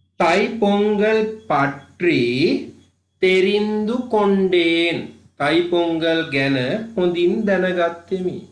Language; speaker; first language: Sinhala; native; Sinhala